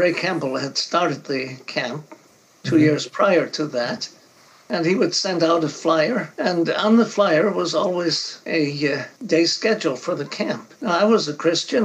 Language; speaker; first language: English; native; English